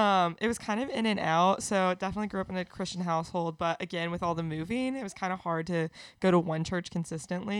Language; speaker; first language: English; native; English